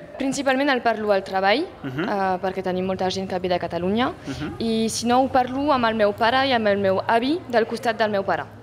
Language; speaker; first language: Catalan; non-native, local second language; French